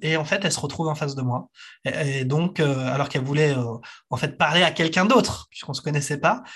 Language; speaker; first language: French; native; French